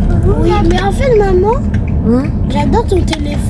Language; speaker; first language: French; early bilingual, other home language; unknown